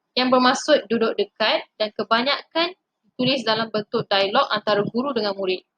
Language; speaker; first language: Malay; non-native, local second language; Tamil